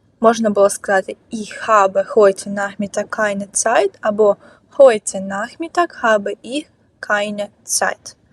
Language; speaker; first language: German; non-native, fluent; Ukrainian